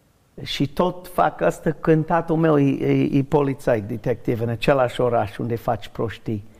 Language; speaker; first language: Romanian; non-native, learner; English